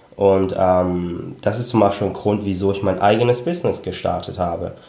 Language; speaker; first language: German; early bilingual, other home language; Cantonese